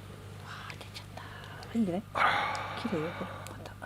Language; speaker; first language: Japanese; native; Japanese